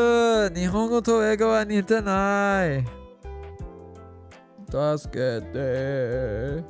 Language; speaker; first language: Japanese; non-native, learner; English